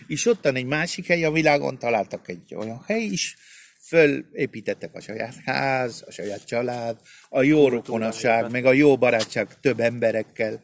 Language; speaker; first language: Hungarian; early bilingual, heritage; Spanish